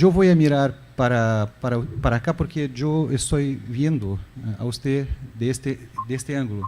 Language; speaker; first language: Spanish; non-native, learner; Portuguese